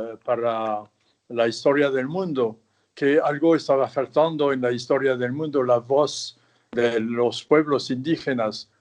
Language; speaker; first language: Spanish; non-native, fluent; French